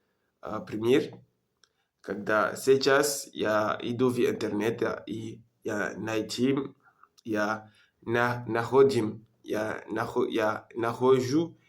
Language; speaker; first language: Russian; non-native, learner; French